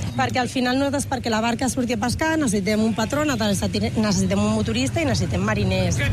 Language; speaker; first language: Catalan; native; Catalan